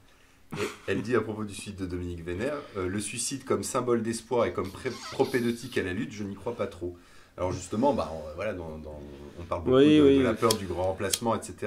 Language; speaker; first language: French; native; French